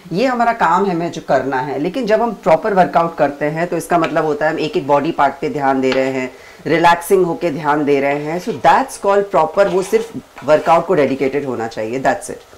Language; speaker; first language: Hindi; native; Hindi